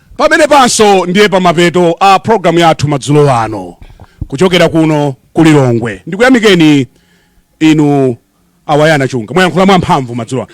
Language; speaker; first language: Nyanja; native; Nyanja